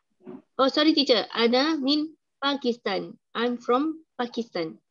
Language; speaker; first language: English; non-native, learner; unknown